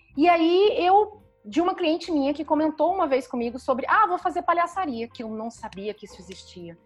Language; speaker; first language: Portuguese; native; Portuguese